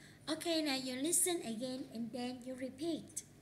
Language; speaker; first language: English; non-native, learner; Vietnamese